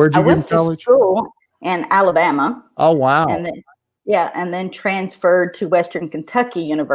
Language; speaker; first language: English; native; English